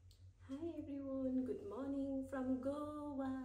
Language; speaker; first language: English; non-native, fluent; Nepali